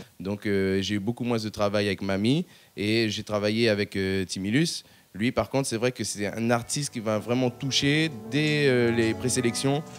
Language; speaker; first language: French; native; French